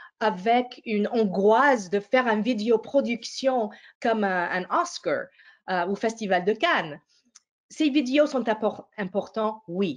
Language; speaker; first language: French; non-native, fluent; English